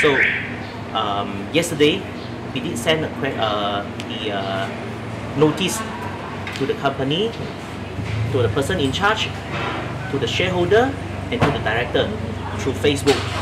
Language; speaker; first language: English; non-native, local second language; Chinese